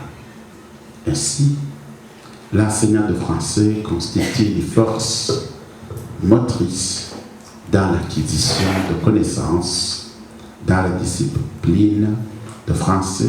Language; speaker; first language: French; non-native, local second language; Rundi